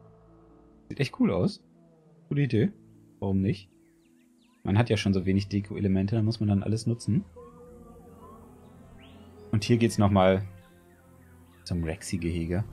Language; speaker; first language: German; native; German